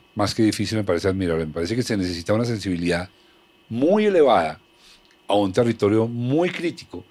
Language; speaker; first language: Spanish; native; Spanish